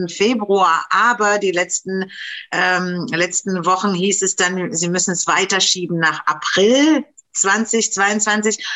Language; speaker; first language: German; non-native, fluent; Romanian